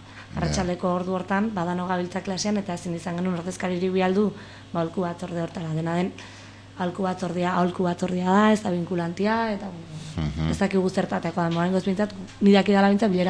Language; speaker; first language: Basque; native; Basque